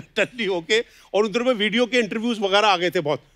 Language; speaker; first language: Hindi; native; Hindi